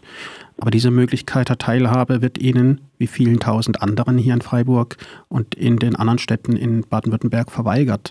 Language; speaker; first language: German; native; German